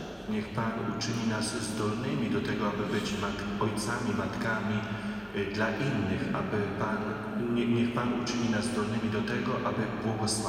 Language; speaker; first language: Polish; native; Polish